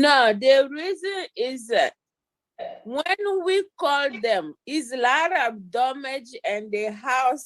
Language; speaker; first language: English; non-native, learner; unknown